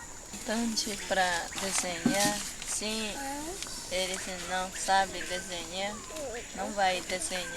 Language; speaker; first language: Portuguese; non-native, local second language; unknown